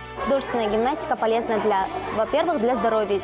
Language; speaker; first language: Russian; native; Russian